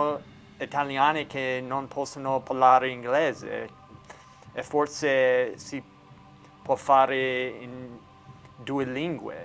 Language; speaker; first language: Italian; non-native, learner; English